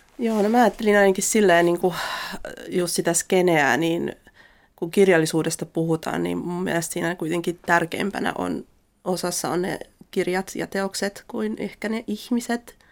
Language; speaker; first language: Finnish; early bilingual, other home language; Russian